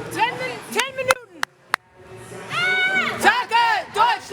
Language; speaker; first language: German; non-native, learner; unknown